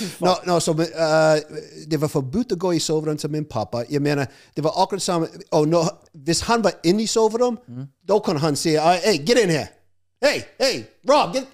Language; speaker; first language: Norwegian; non-native, fluent; English